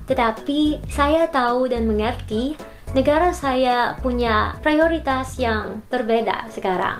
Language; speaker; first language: Indonesian; non-native, learner; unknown